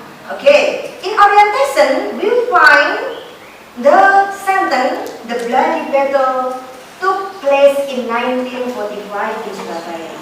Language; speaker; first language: English; non-native, fluent; Indonesian